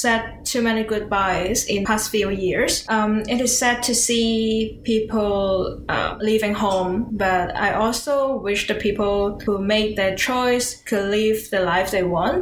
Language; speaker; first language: English; non-native, local second language; Cantonese